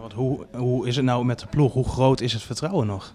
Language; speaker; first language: Dutch; native; Dutch